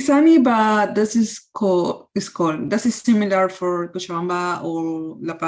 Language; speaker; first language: English; non-native, learner; Spanish